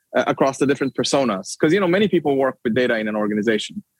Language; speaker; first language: English; non-native, fluent; Swedish